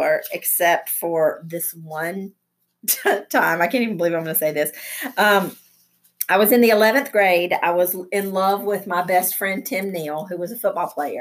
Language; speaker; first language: English; native; English